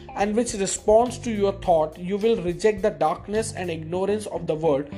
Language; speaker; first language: English; non-native, local second language; Hindi